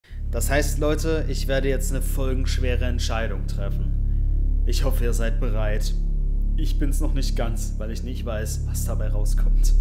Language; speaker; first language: German; native; German